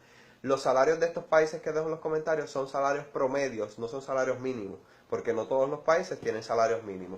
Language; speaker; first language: Spanish; native; Spanish